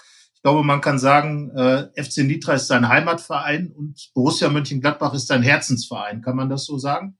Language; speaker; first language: German; native; German